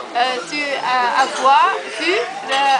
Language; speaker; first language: French; non-native, learner; Dutch